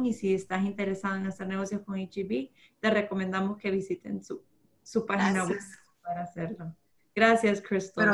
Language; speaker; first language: Spanish; early bilingual, heritage; Spanish